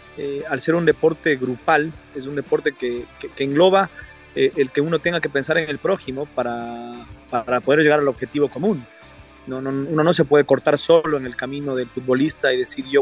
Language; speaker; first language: Spanish; native; Spanish